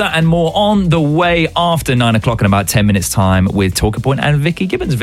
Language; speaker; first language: English; native; English